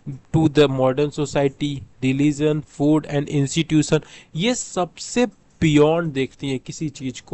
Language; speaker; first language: Hindi; native; Hindi